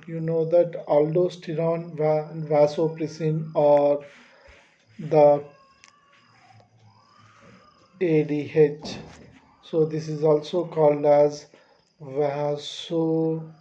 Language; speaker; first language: English; non-native, local second language; Telugu